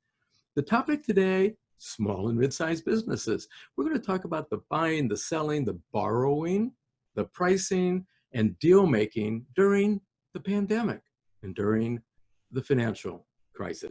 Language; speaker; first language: English; native; English